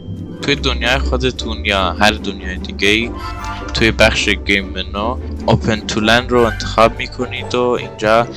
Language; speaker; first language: Persian; native; Persian